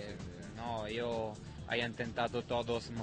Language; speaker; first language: Spanish; non-native, fluent; Italian